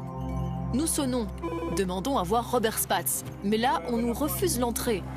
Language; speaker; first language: French; native; French